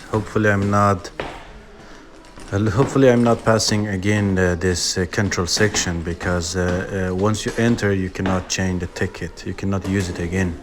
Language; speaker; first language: English; non-native, fluent; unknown